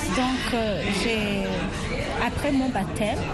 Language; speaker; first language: French; non-native, local second language; Rundi